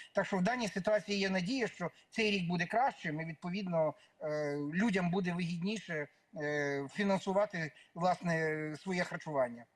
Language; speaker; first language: Ukrainian; native; Ukrainian